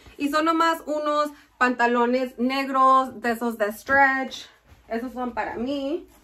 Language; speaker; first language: Spanish; early bilingual, heritage; Spanish